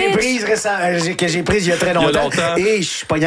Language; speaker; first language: French; native; French